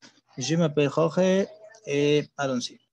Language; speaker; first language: French; non-native, learner; Spanish